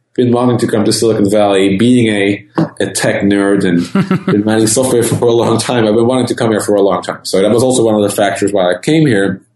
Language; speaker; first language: English; non-native, fluent; Dutch